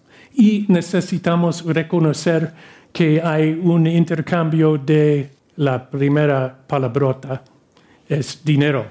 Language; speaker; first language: Spanish; non-native, fluent; English